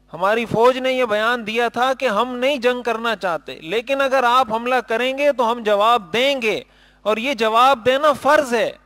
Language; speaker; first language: Urdu; native; Urdu